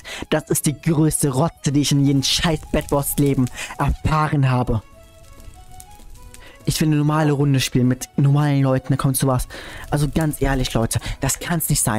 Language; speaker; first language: German; native; German